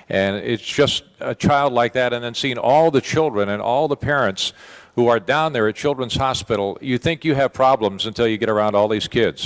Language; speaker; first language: English; native; English